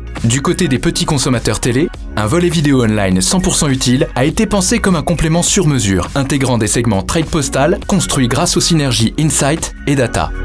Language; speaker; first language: French; native; French